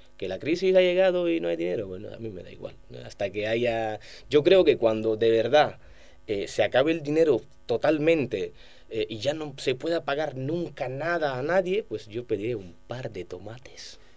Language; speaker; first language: Spanish; non-native, fluent; Italian